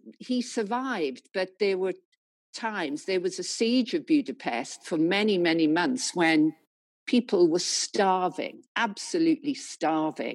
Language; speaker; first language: English; native; English